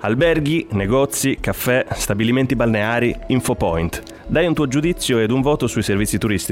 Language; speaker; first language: Italian; native; Italian